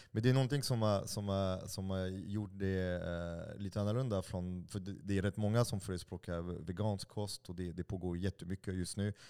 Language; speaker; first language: Swedish; non-native, fluent; French